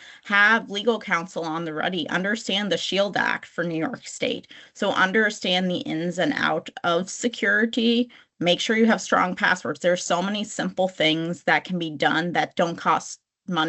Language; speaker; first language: English; native; English